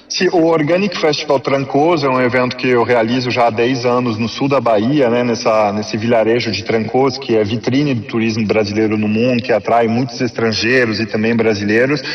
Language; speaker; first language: Portuguese; non-native, fluent; French